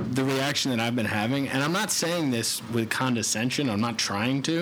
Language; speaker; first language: English; native; English